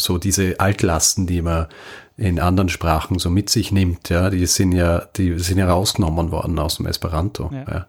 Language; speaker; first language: German; native; German